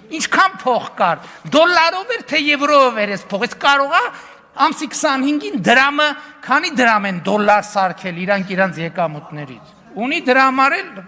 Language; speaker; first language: Armenian; native; Armenian